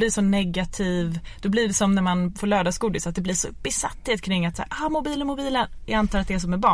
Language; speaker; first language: Swedish; native; Swedish